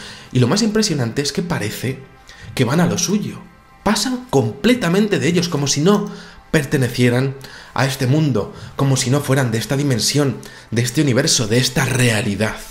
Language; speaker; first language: Spanish; native; Spanish